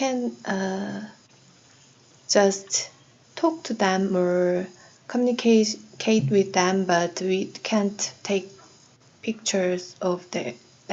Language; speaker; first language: English; non-native, learner; Korean